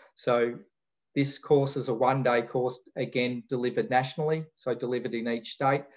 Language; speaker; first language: English; native; English